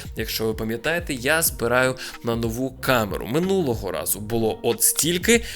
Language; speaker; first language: Ukrainian; non-native, local second language; Russian